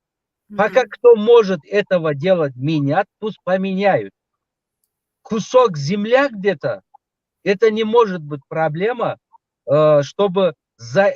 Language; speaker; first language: Russian; non-native, local second language; Tajik